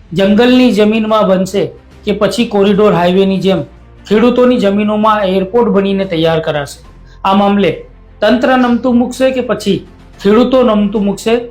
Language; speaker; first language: Gujarati; native; Gujarati